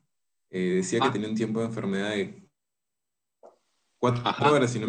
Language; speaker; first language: Spanish; native; Spanish